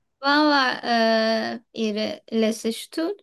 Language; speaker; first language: German; non-native, learner; Turkish